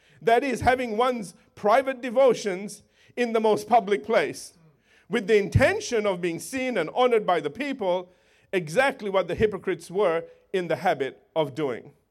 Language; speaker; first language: English; native; English